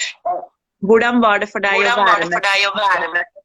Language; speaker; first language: Norwegian; non-native, fluent; Spanish